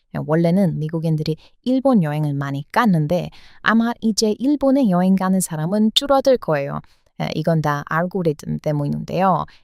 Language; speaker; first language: Korean; non-native, fluent; English